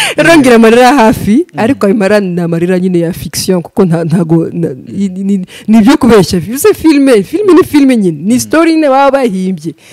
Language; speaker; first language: Kinyarwanda; early bilingual, heritage; Kinyarwanda